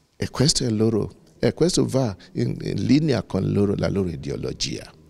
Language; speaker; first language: Italian; non-native, fluent; Yoruba